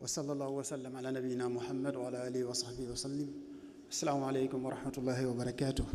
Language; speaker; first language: Arabic; non-native, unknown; Wolof